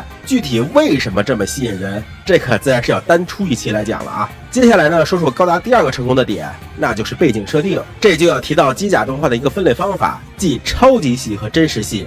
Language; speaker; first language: Chinese; native; Chinese